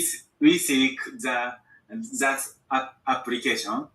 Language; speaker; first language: English; non-native, learner; Japanese